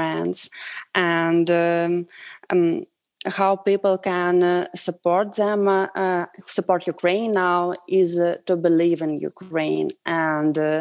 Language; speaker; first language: English; non-native, fluent; Ukrainian